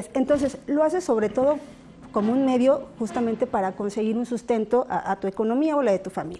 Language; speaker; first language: Spanish; native; Spanish